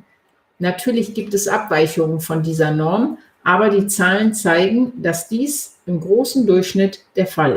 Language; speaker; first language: German; native; German